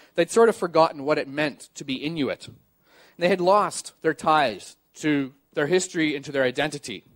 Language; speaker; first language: English; native; English